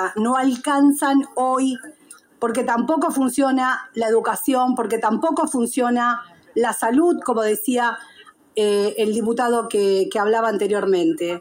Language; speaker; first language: Spanish; native; Spanish